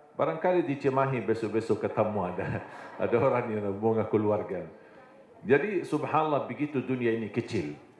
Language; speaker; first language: Indonesian; non-native, fluent; Arabic